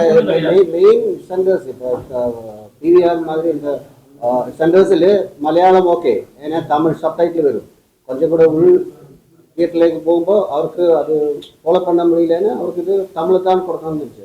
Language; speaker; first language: Tamil; non-native, learner; Malayalam